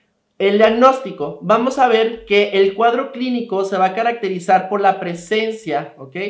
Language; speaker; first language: Spanish; native; Spanish